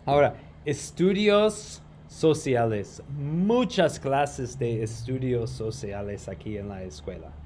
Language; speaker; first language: Spanish; non-native, fluent; English